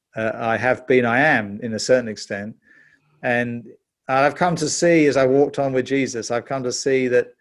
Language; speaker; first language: English; native; English